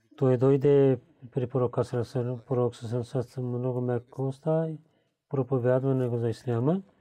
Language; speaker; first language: Bulgarian; non-native, fluent; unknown